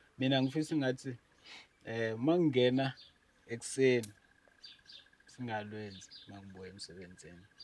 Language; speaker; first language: Zulu; native; Zulu